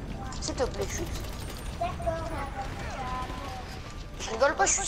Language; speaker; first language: French; native; French